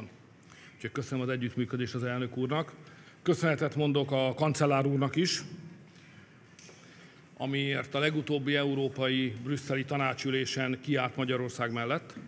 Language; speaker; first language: Hungarian; native; Hungarian